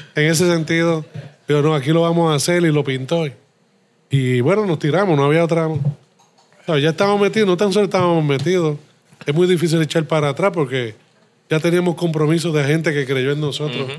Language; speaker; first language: Spanish; native; Spanish